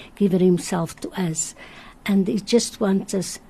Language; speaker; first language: English; non-native, learner; Portuguese